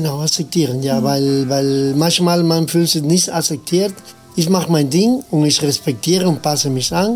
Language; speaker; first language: German; non-native, fluent; Spanish